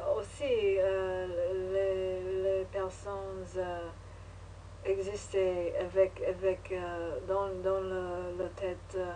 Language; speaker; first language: French; non-native, learner; English